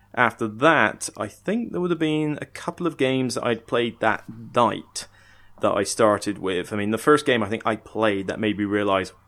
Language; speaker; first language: English; native; English